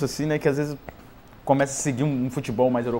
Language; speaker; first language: Portuguese; native; Portuguese